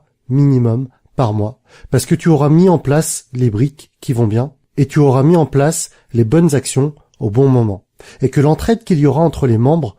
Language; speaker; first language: French; native; French